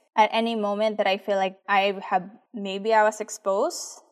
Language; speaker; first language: English; early bilingual, other home language; Filipino